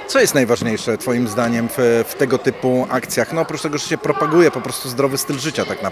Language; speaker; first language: Polish; native; Polish